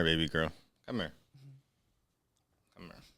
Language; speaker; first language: English; native; English